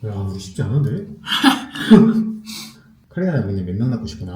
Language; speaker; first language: Korean; native; Korean